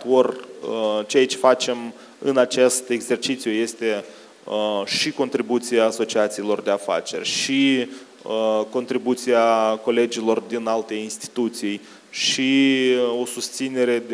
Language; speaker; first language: Romanian; native; Romanian